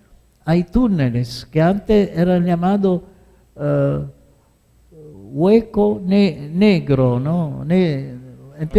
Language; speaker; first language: Spanish; non-native, fluent; Italian